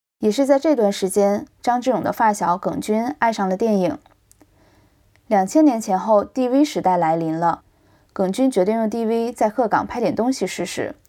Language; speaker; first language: Chinese; native; Chinese